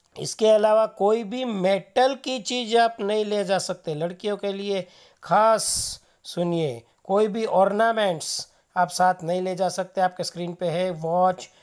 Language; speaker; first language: Hindi; non-native, local second language; Gujarati